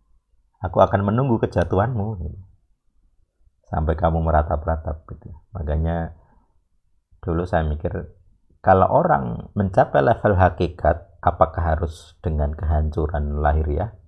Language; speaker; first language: Indonesian; native; Indonesian